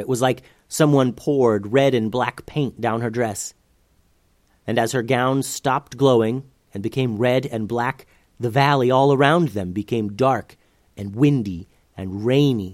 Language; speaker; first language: English; native; English